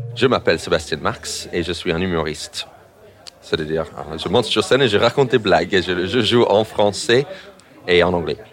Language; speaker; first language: French; non-native, fluent; English